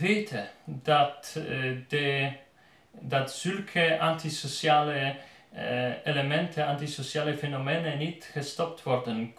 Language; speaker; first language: Dutch; non-native, learner; Polish